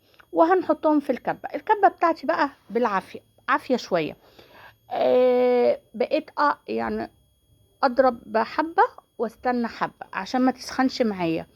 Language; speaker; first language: Arabic; native; Arabic